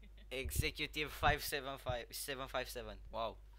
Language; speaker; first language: English; non-native, fluent; Romanian